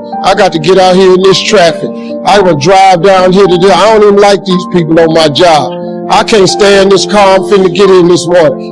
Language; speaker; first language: English; native; English